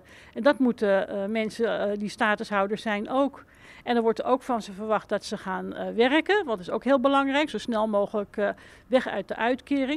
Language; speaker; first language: Dutch; native; Dutch